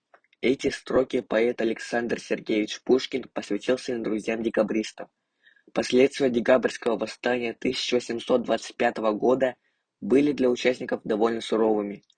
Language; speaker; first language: Russian; non-native, local second language; Yakut